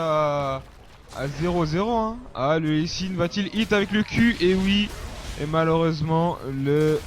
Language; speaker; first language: French; native; French